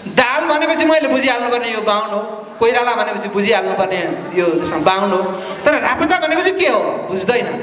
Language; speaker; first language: Nepali; non-native, local second language; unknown